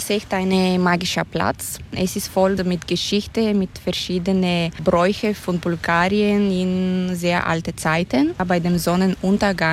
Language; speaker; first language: German; non-native, fluent; Bulgarian